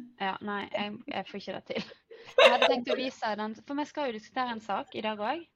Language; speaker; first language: Norwegian; native; Norwegian